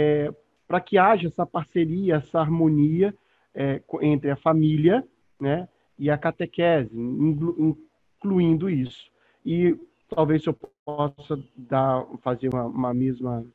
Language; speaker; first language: Portuguese; native; Portuguese